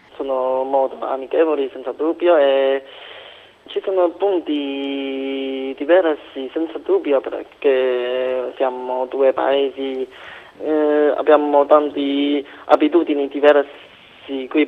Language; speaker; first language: Italian; non-native, fluent; Chinese